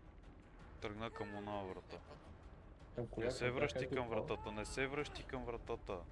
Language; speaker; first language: Bulgarian; native; Bulgarian